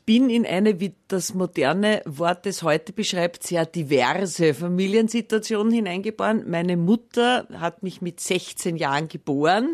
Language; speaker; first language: German; native; German